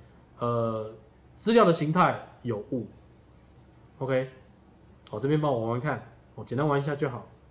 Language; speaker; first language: Chinese; native; Chinese